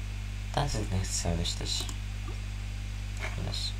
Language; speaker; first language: German; non-native, learner; English